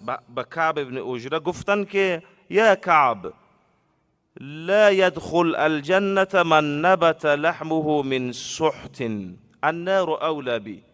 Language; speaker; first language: Persian; native; Persian